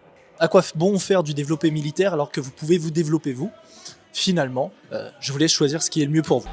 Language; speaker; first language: French; native; French